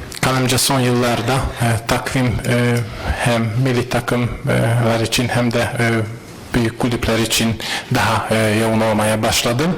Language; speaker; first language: Turkish; non-native, fluent; Hungarian